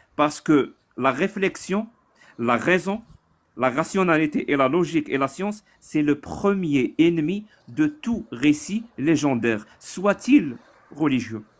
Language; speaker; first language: French; non-native, local second language; Arabic